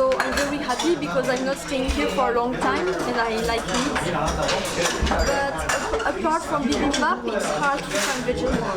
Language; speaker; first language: English; non-native, fluent; French